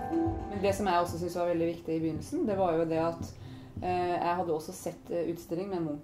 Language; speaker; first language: Norwegian; native; Norwegian